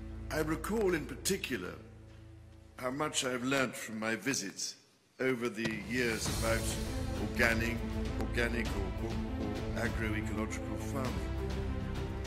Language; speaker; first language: English; native; English